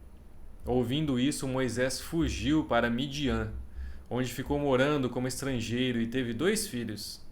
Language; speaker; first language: Portuguese; native; Portuguese